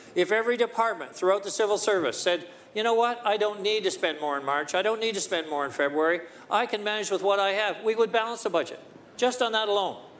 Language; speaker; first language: English; native; English